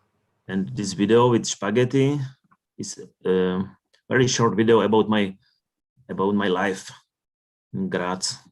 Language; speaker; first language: English; non-native, learner; Czech